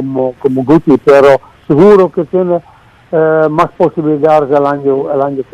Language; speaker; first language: Spanish; non-native, fluent; Dutch